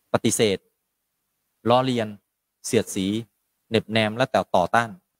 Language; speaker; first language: Thai; native; Thai